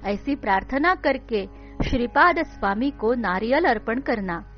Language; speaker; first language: Hindi; non-native, local second language; Marathi